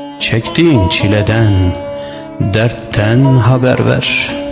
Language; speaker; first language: Turkish; native; Turkish